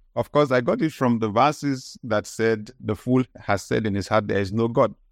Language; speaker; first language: English; non-native, local second language; Yoruba